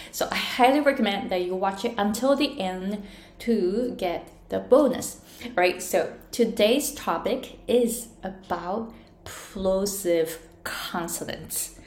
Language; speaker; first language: English; non-native, fluent; Japanese